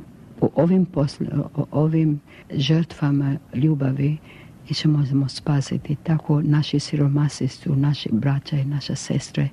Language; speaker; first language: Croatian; non-native, local second language; Albanian